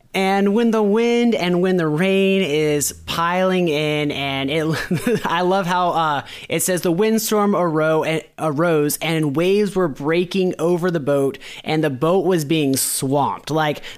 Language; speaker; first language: English; native; English